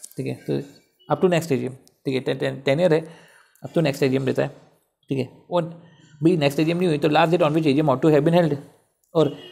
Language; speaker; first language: Hindi; native; Hindi